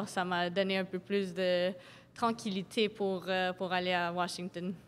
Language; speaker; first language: French; non-native, local second language; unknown